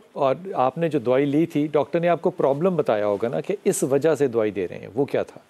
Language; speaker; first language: Urdu; native; Urdu